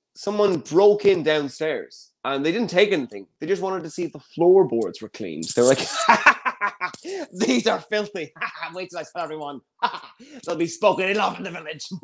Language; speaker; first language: English; native; English